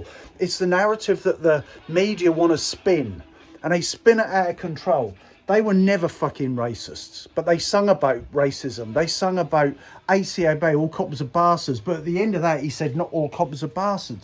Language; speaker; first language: English; native; English